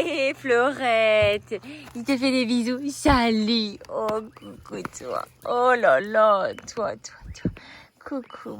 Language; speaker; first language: French; native; French